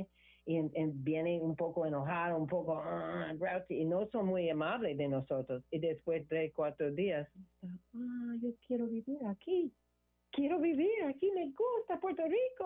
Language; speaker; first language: Spanish; non-native, learner; English